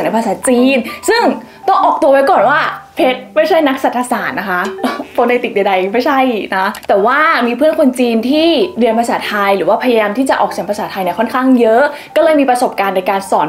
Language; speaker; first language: Thai; native; Thai